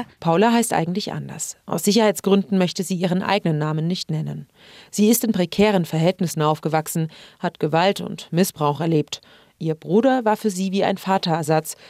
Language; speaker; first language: German; native; German